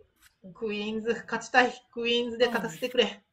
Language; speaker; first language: Japanese; native; Japanese